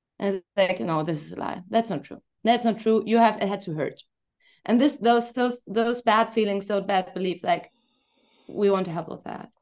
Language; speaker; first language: English; non-native, fluent; German